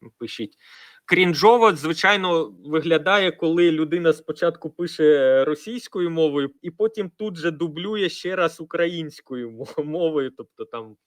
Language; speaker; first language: Ukrainian; non-native, local second language; Russian